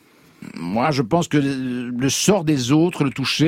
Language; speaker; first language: French; native; French